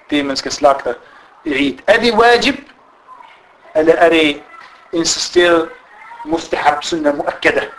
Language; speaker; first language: Danish; non-native, fluent; Arabic